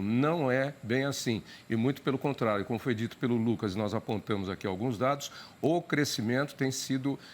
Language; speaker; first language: Portuguese; native; Portuguese